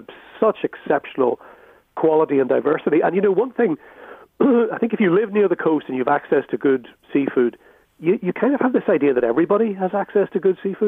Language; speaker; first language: English; native; English